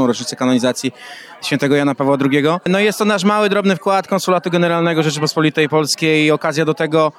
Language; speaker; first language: Polish; native; Polish